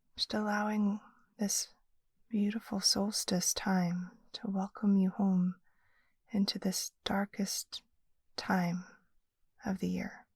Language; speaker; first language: English; native; English